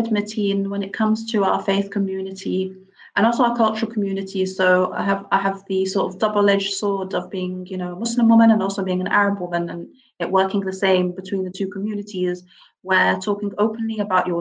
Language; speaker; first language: English; native; English